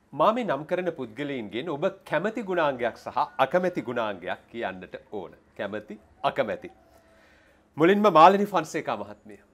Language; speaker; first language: Sinhala; native; Sinhala